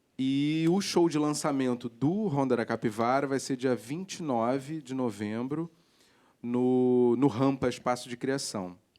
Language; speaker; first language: Portuguese; native; Portuguese